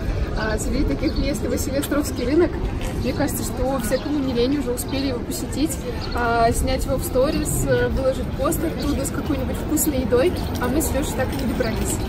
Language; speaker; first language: Russian; native; Russian